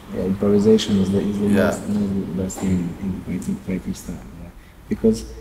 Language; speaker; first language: English; non-native, learner; Serbian